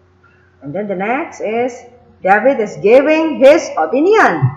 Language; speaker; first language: English; non-native, fluent; Indonesian